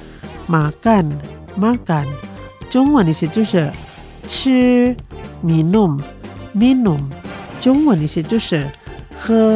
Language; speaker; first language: Chinese; non-native, fluent; Indonesian